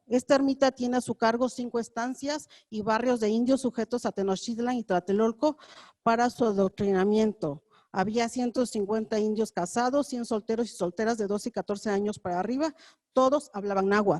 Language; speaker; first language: Spanish; native; Spanish